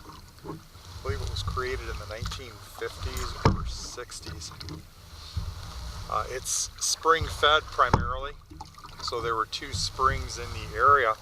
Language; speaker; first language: English; native; English